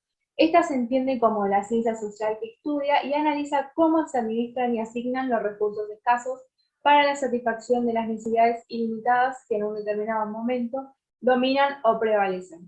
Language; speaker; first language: Spanish; native; Spanish